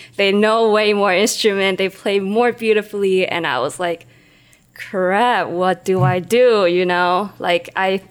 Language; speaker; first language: English; non-native, local second language; Cantonese